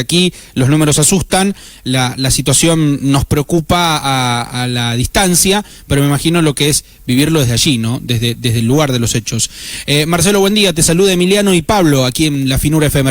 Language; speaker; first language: Spanish; native; Spanish